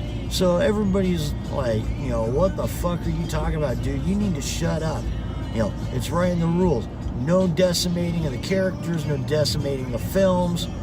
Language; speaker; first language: English; native; English